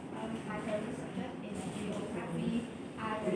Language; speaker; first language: English; non-native, learner; Vietnamese